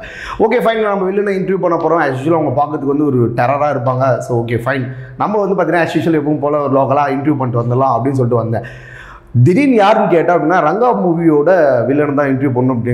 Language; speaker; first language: Tamil; native; Tamil